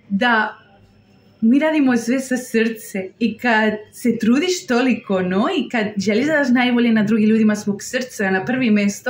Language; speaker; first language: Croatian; non-native, learner; Spanish